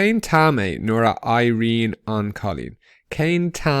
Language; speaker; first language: Irish; non-native, local second language; English